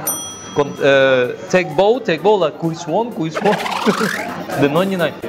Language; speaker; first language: Vietnamese; non-native, learner; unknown